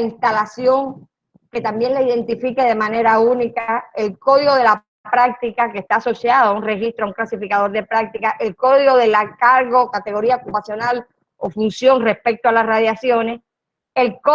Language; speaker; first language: Spanish; native; Spanish